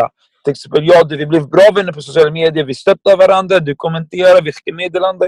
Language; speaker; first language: Swedish; non-native, fluent; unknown